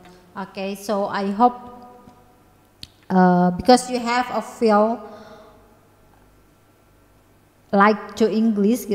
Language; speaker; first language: English; non-native, learner; Indonesian